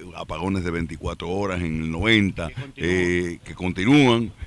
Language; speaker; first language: Spanish; native; Spanish